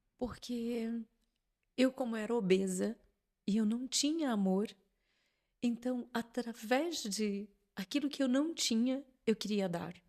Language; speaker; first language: Portuguese; native; Portuguese